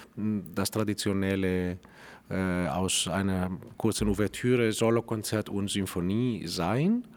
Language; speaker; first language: German; non-native, fluent; Greek